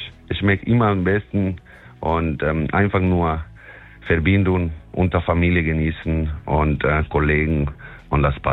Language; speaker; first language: German; non-native, fluent; Spanish